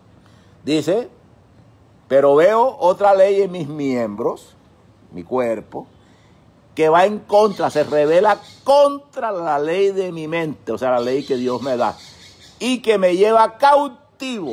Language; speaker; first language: Spanish; native; Spanish